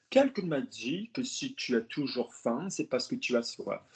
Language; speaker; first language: French; non-native, fluent; English